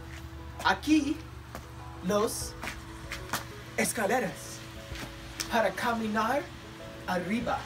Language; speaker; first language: Spanish; non-native, learner; English